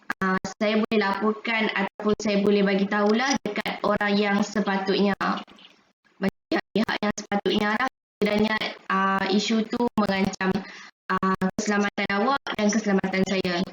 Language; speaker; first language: Malay; native; Malay